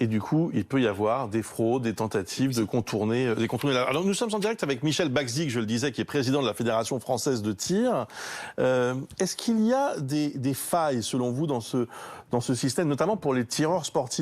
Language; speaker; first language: French; native; French